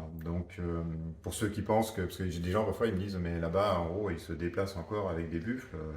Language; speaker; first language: French; native; French